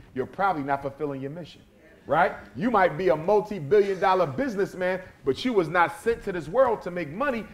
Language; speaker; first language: English; native; English